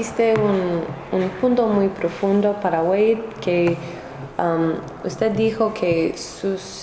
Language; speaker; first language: Spanish; non-native, learner; English